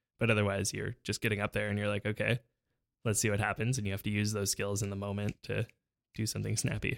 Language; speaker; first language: English; native; English